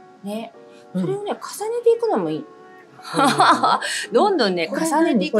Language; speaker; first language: Japanese; native; Japanese